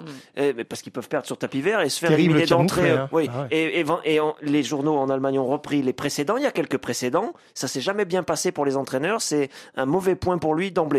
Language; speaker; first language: French; native; French